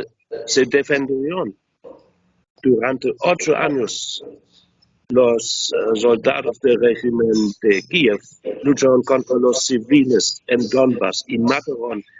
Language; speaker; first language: Spanish; non-native, learner; German